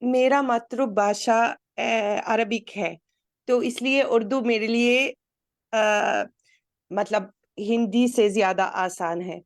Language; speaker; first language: Hindi; non-native, fluent; Arabic